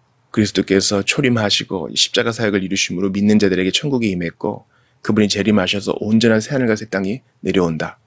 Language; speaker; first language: Korean; native; Korean